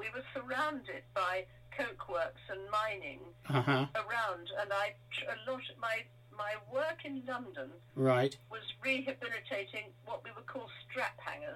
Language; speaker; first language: English; native; English